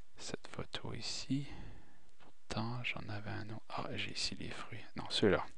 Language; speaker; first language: French; native; French